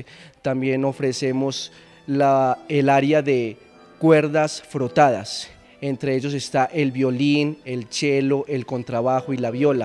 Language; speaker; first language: Spanish; native; Spanish